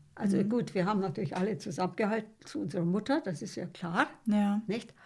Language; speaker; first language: German; early bilingual, heritage; Romanian